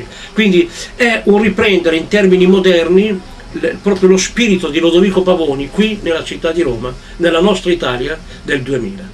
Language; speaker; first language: Italian; native; Italian